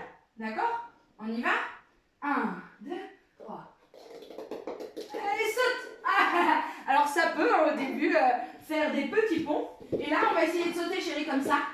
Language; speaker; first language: French; native; French